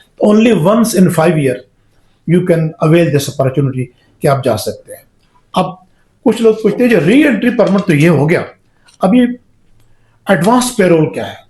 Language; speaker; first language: Urdu; native; Urdu